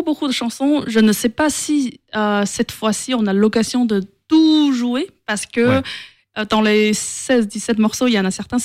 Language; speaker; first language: French; non-native, fluent; Chinese